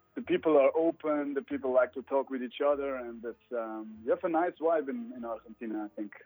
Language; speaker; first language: English; non-native, fluent; Swiss German